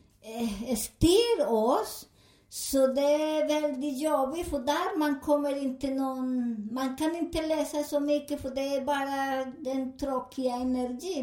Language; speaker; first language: Swedish; non-native, learner; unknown